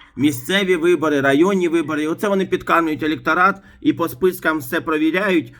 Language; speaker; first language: Ukrainian; native; Ukrainian